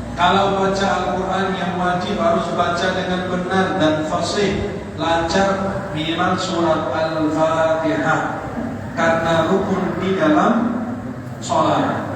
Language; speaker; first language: Indonesian; non-native, fluent; Arabic